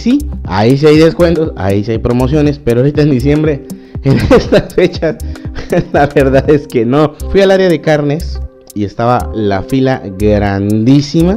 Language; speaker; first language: Spanish; native; Spanish